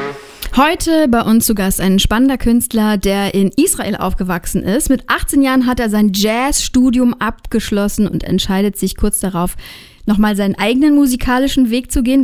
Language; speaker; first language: German; native; German